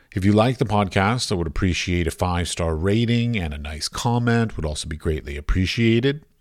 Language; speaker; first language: English; native; English